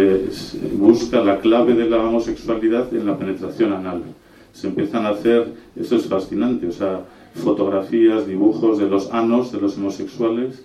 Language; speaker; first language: Spanish; native; Spanish